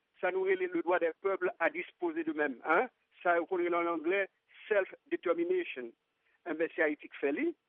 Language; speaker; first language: French; non-native, local second language; Haitian Creole